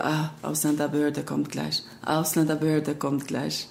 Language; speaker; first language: German; non-native, learner; Albanian